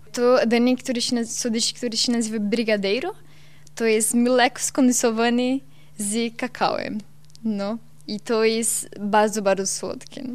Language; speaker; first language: Polish; non-native, learner; Portuguese